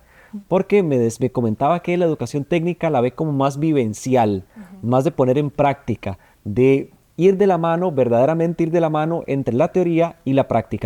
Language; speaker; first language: Spanish; native; Spanish